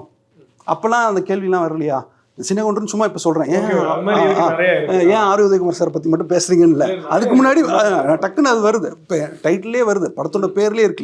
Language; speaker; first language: Tamil; native; Tamil